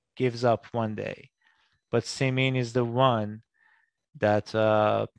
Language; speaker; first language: English; non-native, fluent; Persian